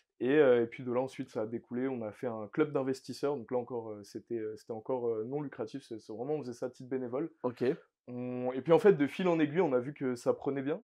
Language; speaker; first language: French; native; French